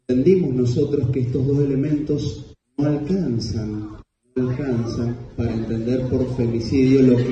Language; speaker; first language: Spanish; native; Spanish